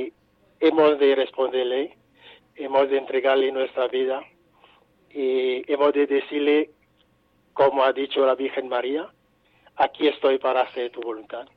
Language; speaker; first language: Spanish; non-native, fluent; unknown